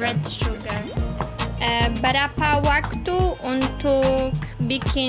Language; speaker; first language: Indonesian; non-native, learner; Polish